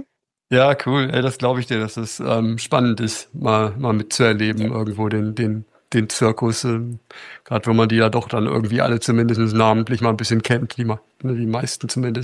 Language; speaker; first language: German; native; German